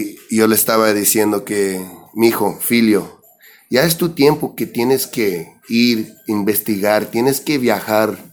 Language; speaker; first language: Spanish; early bilingual, heritage; English